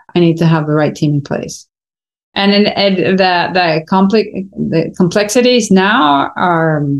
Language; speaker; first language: English; non-native, fluent; Spanish